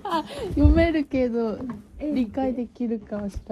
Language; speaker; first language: Japanese; non-native, learner; Korean